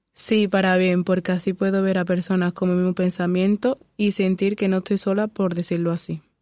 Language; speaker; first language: Spanish; native; Spanish